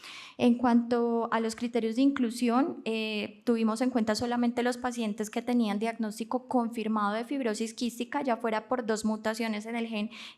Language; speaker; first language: Spanish; native; Spanish